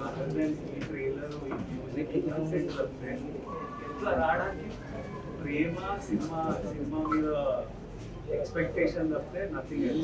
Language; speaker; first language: Telugu; native; Telugu